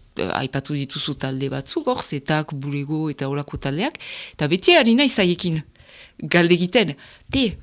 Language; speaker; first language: Basque; non-native, local second language; French